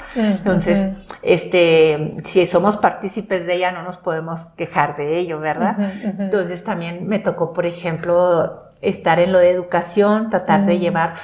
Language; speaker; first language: Spanish; non-native, local second language; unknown